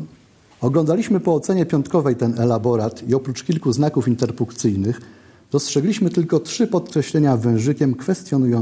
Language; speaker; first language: Polish; native; Polish